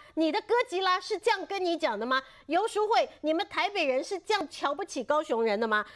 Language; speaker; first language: Chinese; native; Chinese